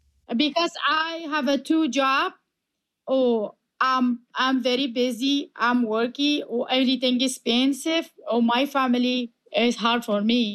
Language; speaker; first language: English; non-native, learner; Kurdish